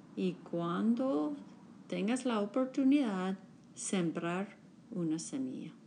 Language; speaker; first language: Spanish; non-native, learner; English